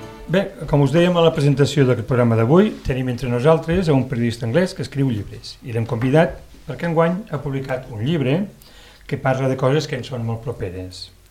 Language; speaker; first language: Catalan; native; Catalan